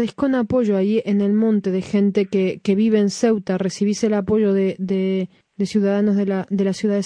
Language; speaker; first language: Spanish; native; Spanish